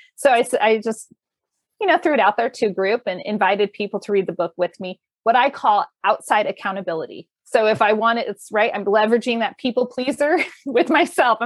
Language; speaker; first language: English; native; English